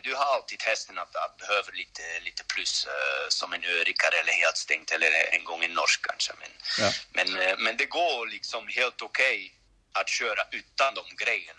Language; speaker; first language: Swedish; non-native, learner; French